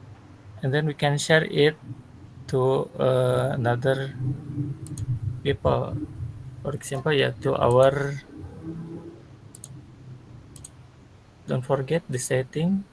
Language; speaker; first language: English; non-native, learner; Sundanese